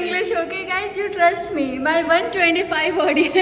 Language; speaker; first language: English; non-native, local second language; Hindi